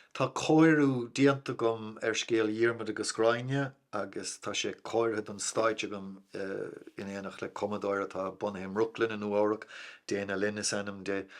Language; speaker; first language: Irish; non-native, local second language; English